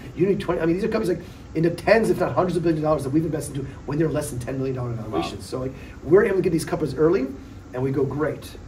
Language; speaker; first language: English; early bilingual, other home language; Polish